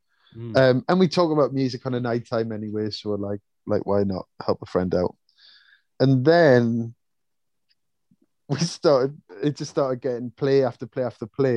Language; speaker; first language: English; native; English